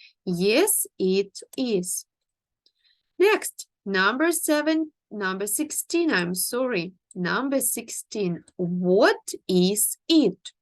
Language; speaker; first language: English; non-native, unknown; Ukrainian